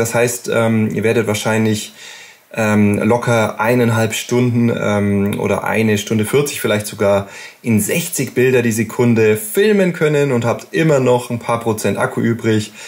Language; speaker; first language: German; native; German